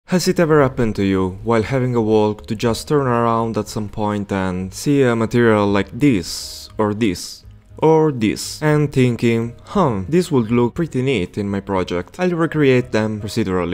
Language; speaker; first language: English; non-native, fluent; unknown